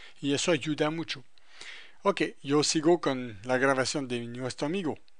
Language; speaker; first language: Spanish; non-native, fluent; French